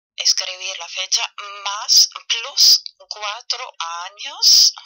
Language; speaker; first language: Spanish; non-native, fluent; German